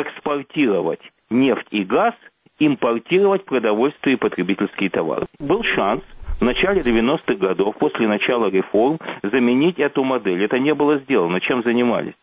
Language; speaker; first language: Russian; native; Russian